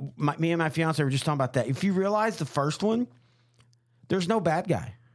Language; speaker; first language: English; native; English